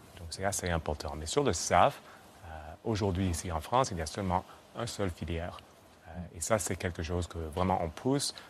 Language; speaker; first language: French; non-native, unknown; English